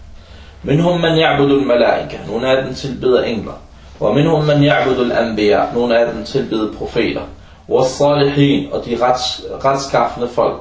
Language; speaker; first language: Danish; early bilingual, other home language; Arabic